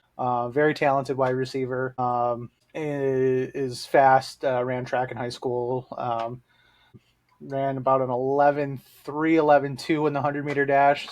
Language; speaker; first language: English; native; English